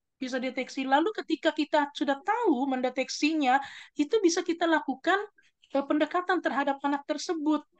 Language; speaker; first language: Indonesian; native; Indonesian